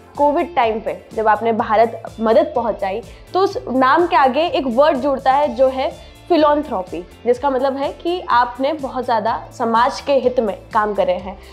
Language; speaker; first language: Hindi; native; Hindi